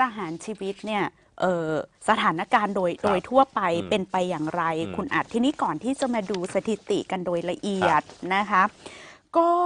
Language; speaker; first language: Thai; native; Thai